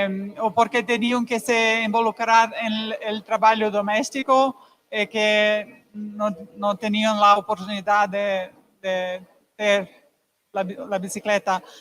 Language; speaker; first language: Spanish; non-native, fluent; Portuguese